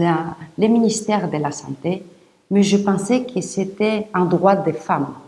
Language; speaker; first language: French; non-native, fluent; Greek